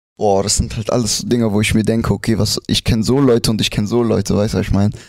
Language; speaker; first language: German; early bilingual, other home language; Spanish